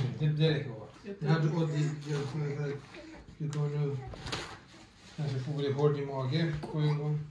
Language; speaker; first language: Swedish; early bilingual, other home language; Turkish